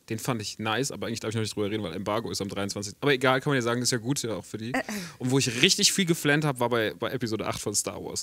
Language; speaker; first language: German; native; German